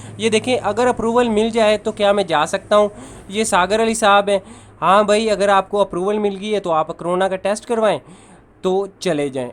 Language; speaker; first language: Hindi; non-native, local second language; Punjabi